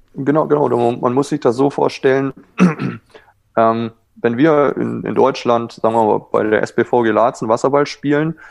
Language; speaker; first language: German; native; German